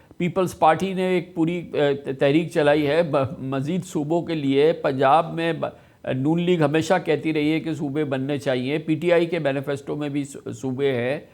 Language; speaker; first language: Urdu; native; Urdu